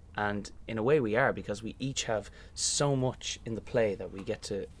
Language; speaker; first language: English; native; English